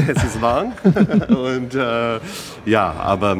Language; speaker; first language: German; non-native, fluent; English